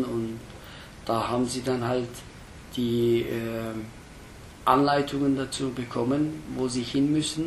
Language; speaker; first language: German; early bilingual, other home language; Turkish